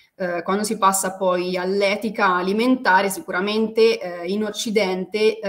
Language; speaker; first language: Italian; native; Italian